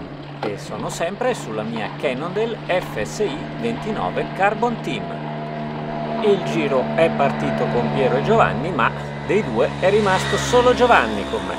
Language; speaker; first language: Italian; native; Italian